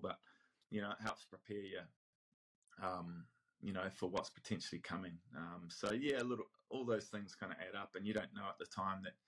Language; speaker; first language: English; native; English